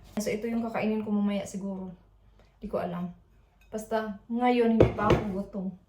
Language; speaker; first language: Filipino; non-native, local second language; Cebuano